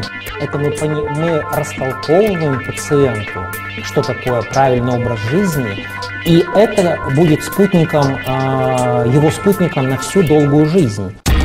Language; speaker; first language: Russian; native; Russian